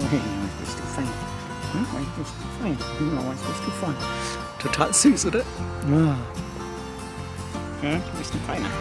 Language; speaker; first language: German; native; German